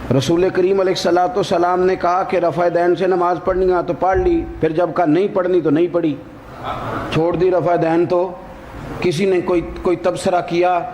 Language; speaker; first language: Urdu; non-native, local second language; Punjabi